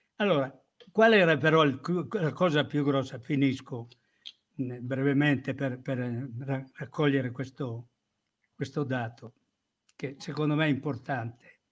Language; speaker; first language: Italian; native; Italian